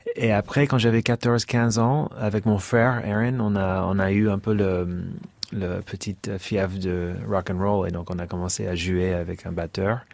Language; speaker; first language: French; non-native, fluent; English